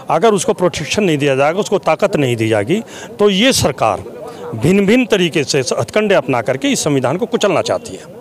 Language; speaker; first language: Hindi; native; Hindi